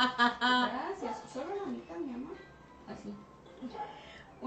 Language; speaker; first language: Spanish; native; Spanish